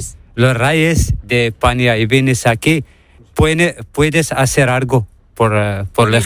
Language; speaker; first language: Spanish; non-native, learner; Arabic